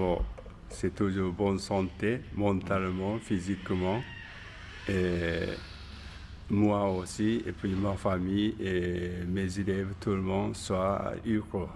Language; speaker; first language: French; non-native, learner; Japanese